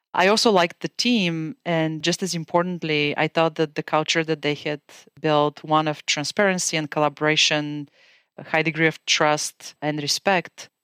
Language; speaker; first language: English; non-native, fluent; Bulgarian